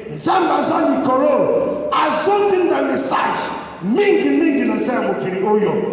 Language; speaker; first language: Lingala; non-native, fluent; Igbo